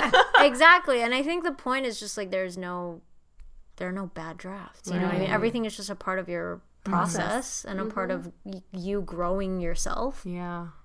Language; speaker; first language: English; non-native, fluent; Indonesian